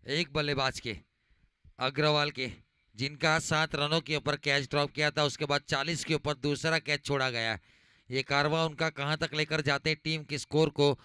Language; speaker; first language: Hindi; non-native, local second language; Gujarati